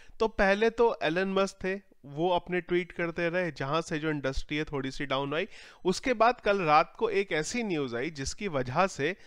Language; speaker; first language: Hindi; native; Hindi